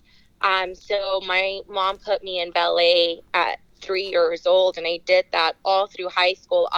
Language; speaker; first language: English; native; English